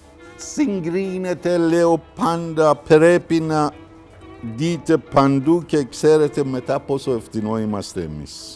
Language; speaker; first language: Greek; non-native, learner; Persian